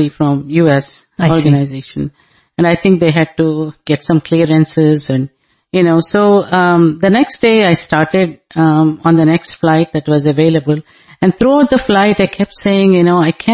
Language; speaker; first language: English; non-native, local second language; Telugu